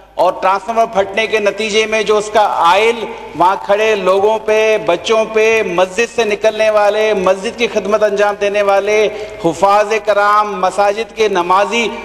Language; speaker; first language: Urdu; native; Urdu